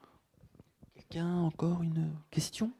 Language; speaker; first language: French; native; French